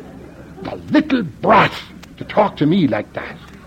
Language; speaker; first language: English; native; English